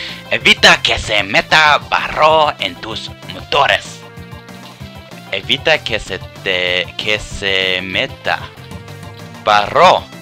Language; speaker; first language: Spanish; non-native, learner; English